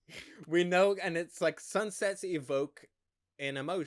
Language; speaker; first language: English; native; English